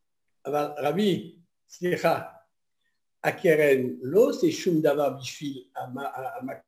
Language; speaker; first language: Hebrew; non-native, fluent; French